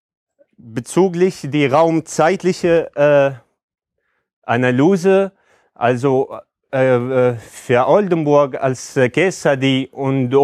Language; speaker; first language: German; non-native, fluent; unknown